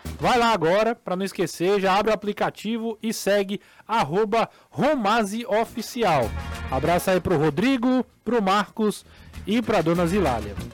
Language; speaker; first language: Portuguese; native; Portuguese